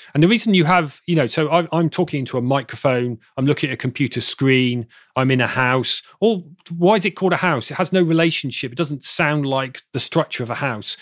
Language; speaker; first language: English; native; English